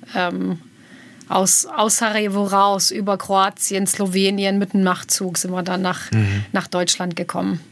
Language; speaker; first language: German; early bilingual, other home language; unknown